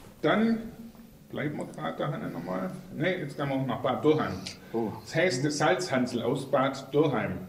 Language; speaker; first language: German; native; German